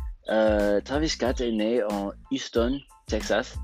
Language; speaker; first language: French; non-native, learner; English